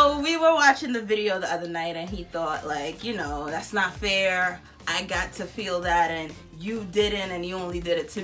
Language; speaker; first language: English; native; English